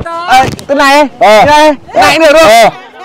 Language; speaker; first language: Vietnamese; non-native, learner; Portuguese